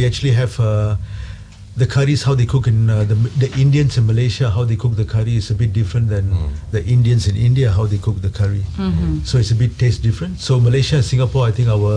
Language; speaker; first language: English; non-native, local second language; Tamil